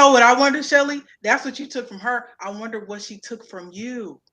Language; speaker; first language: English; native; English